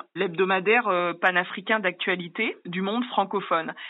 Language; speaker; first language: French; native; French